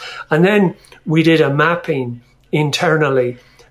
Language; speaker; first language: English; native; English